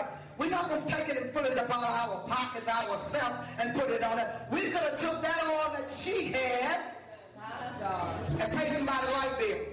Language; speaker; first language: English; native; English